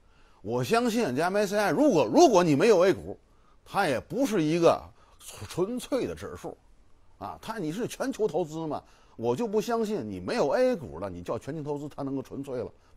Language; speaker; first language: Chinese; native; Chinese